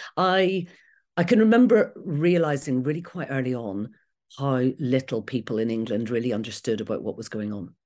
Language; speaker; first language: English; native; English